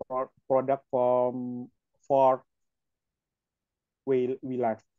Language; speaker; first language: English; non-native, learner; Indonesian